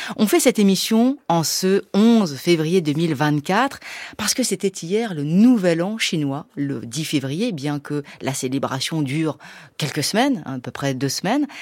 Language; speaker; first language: French; native; French